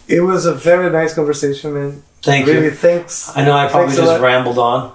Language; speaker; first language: English; non-native, fluent; Portuguese